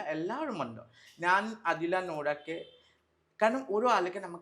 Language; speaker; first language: Malayalam; non-native, fluent; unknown